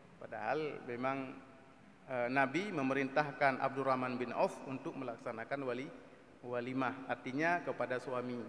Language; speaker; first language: Malay; non-native, local second language; Achinese